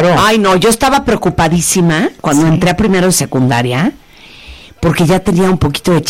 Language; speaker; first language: Spanish; native; Spanish